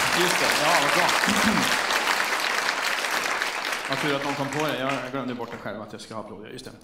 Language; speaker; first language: Swedish; native; Swedish